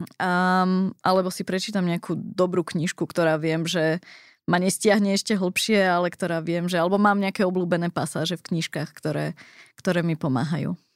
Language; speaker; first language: Slovak; early bilingual, heritage; Slovak